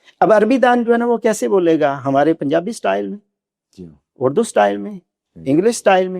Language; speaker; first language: Urdu; non-native, local second language; Punjabi